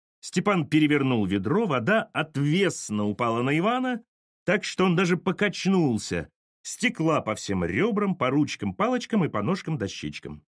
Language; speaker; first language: Russian; native; Russian